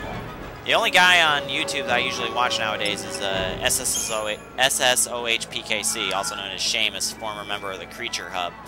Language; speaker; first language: English; native; English